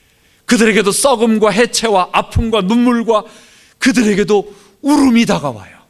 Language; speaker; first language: Korean; native; Korean